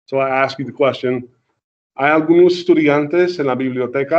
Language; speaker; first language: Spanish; non-native, fluent; English